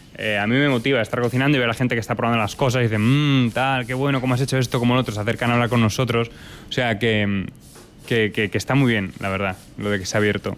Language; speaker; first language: Spanish; native; Spanish